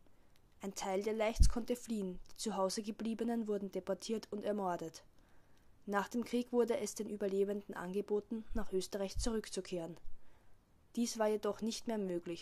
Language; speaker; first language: German; native; German